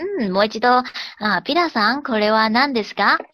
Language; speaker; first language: Japanese; non-native, fluent; Chinese